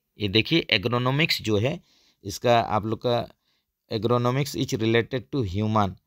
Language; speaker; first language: Hindi; native; Hindi